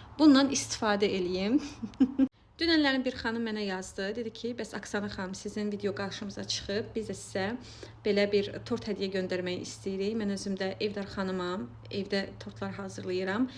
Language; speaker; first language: Azerbaijani; non-native, local second language; Lezghian